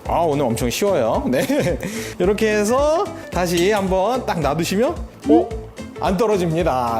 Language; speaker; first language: Korean; native; Korean